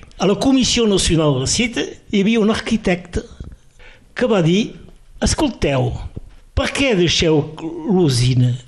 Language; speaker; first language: Catalan; native; Catalan